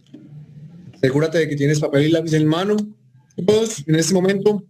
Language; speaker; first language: Spanish; native; Spanish